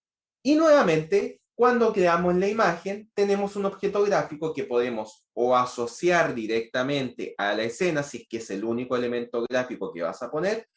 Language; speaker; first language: Spanish; native; Spanish